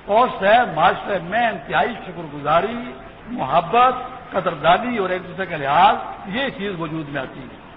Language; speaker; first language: Urdu; non-native, local second language; Pashto